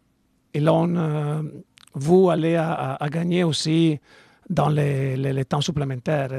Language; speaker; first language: French; non-native, learner; Italian